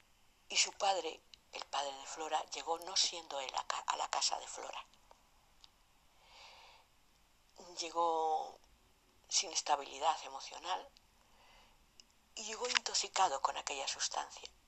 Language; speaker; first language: Spanish; native; Spanish